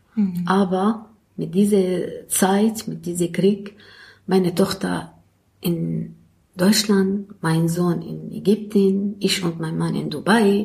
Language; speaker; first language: German; non-native, learner; Arabic